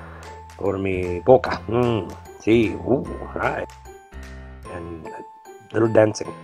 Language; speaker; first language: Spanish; non-native, learner; English